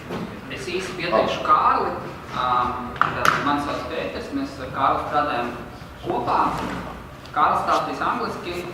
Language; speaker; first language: Latvian; native; Latvian